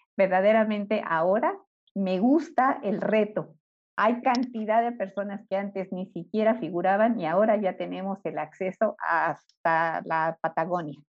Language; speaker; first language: Spanish; native; Spanish